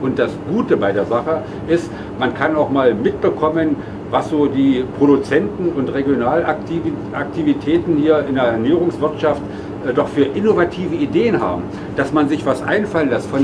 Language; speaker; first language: German; native; German